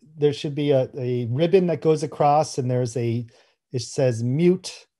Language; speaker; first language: English; native; English